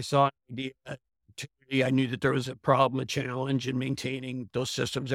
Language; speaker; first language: English; native; English